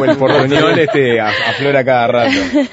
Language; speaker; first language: Spanish; native; Spanish